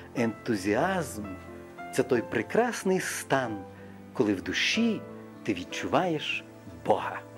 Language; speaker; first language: Ukrainian; non-native, local second language; Russian